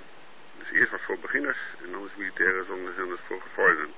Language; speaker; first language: Dutch; native; Dutch